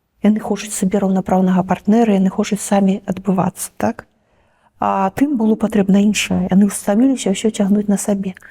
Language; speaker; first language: Belarusian; native; Belarusian